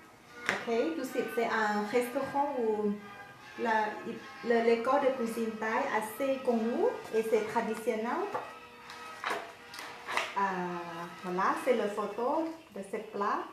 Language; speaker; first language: French; non-native, learner; Thai